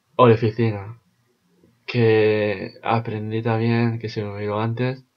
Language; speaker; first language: Spanish; native; Spanish